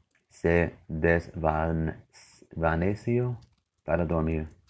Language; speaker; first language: Spanish; non-native, learner; English